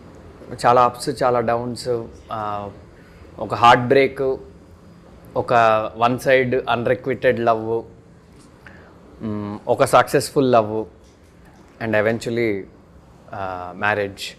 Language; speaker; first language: Telugu; native; Telugu